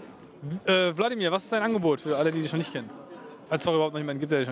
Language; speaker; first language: German; native; German